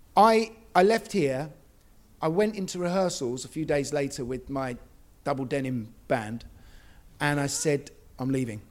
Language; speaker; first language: English; native; English